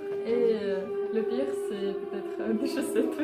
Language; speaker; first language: French; non-native, learner; Ukrainian